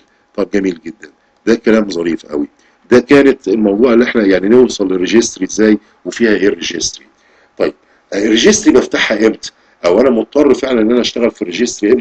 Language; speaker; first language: Arabic; native; Arabic